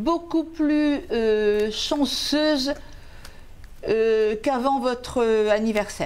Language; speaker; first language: French; native; French